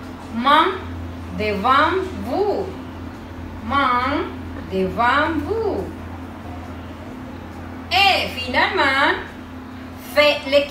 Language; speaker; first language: French; non-native, learner; Spanish